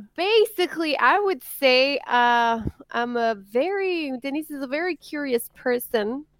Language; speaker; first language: English; non-native, fluent; Spanish